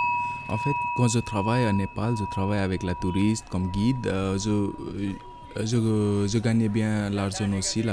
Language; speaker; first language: French; non-native, learner; Nepali